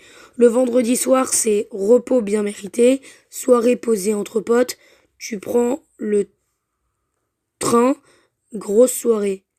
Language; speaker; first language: French; native; French